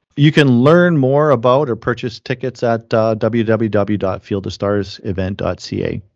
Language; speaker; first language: English; native; English